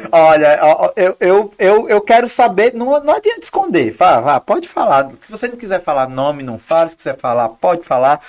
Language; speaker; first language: Portuguese; native; Portuguese